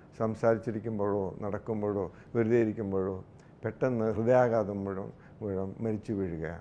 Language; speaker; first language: Malayalam; native; Malayalam